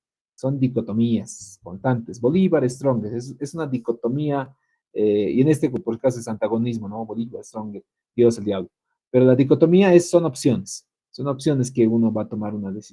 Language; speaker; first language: Spanish; native; Spanish